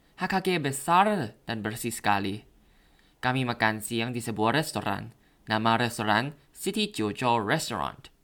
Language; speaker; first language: Indonesian; non-native, learner; Thai